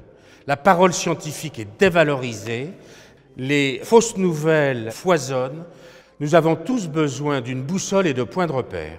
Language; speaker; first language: French; native; French